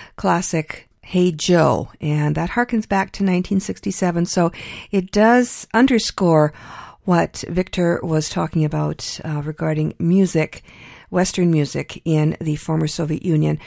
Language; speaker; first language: English; early bilingual, other home language; Ukrainian